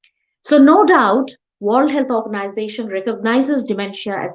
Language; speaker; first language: English; non-native, local second language; Bangla